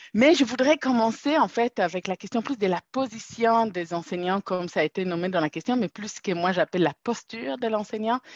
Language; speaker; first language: French; non-native, fluent; Hebrew